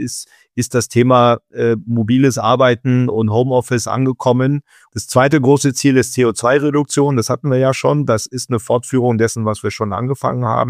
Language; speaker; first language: German; native; German